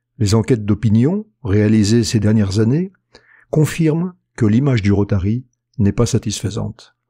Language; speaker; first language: French; native; French